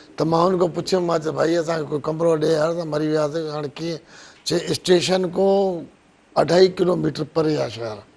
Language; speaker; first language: Sindhi; non-native, local second language; Brahui